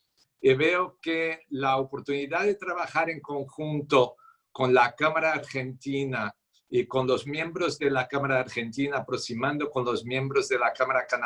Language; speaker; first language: Spanish; non-native, fluent; Portuguese